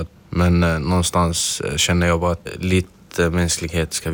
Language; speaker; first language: Swedish; non-native, fluent; Arabic